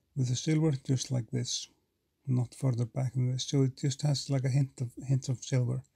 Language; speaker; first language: English; non-native, fluent; Icelandic